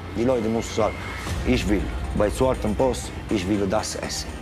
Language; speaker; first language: German; non-native, learner; Italian